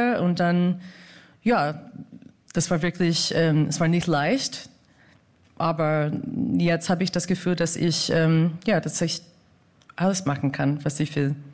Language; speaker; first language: German; non-native, fluent; English